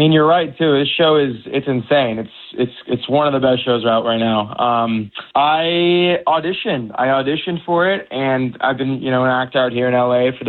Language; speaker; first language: English; non-native, local second language; Persian